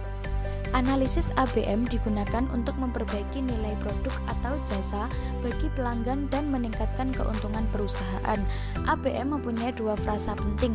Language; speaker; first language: Indonesian; native; Indonesian